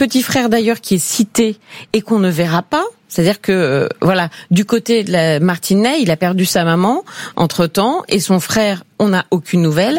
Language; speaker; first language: French; native; French